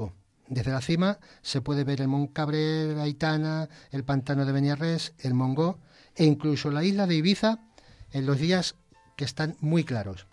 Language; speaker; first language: Spanish; native; Spanish